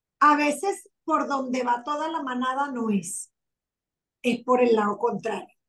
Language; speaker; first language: Spanish; native; Spanish